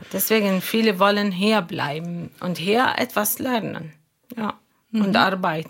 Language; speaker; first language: German; non-native, learner; Arabic